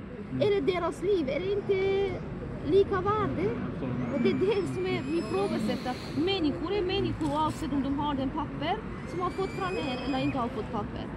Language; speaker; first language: Swedish; non-native, fluent; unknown